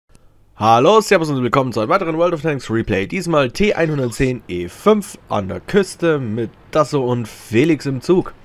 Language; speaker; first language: German; native; German